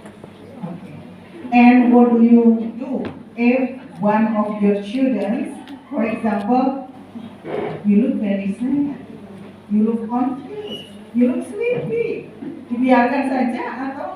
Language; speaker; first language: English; non-native, fluent; Indonesian